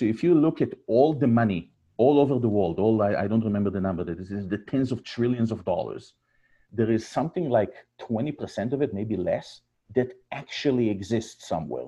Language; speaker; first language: English; non-native, fluent; Hebrew